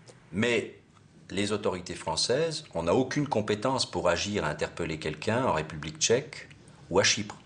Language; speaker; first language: French; native; French